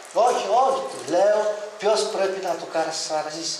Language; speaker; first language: Greek; early bilingual, heritage; Greek